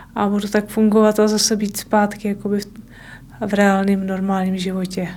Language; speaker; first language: Czech; native; Czech